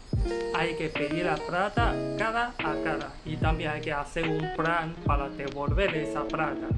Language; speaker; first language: Spanish; non-native, learner; Chinese